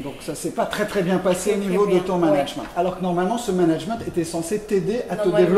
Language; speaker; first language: French; native; French